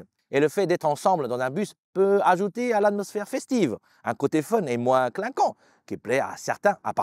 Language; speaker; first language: French; native; French